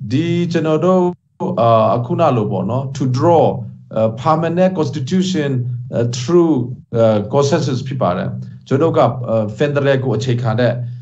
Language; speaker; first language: Burmese; non-native, local second language; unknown